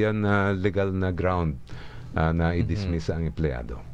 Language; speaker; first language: Filipino; native; Filipino